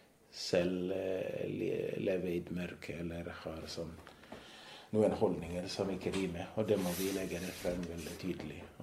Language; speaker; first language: Norwegian; non-native, fluent; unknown